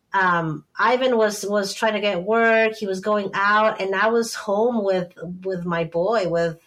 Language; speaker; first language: English; non-native, fluent; Spanish